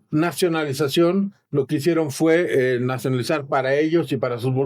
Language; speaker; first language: Spanish; native; Spanish